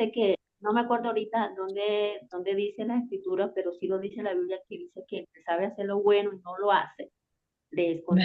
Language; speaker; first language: Spanish; native; Spanish